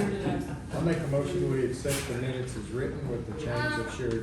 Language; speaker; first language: English; native; English